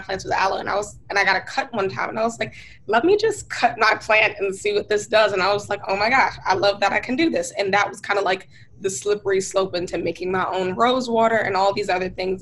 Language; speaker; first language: English; native; English